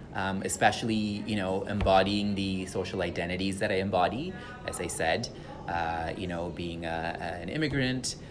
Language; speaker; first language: English; non-native, local second language; Tamil